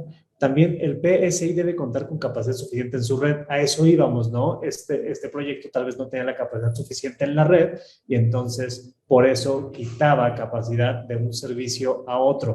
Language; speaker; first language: Spanish; native; Spanish